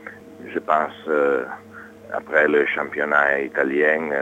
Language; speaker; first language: French; non-native, learner; Italian